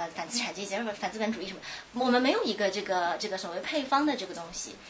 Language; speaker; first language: Chinese; native; Chinese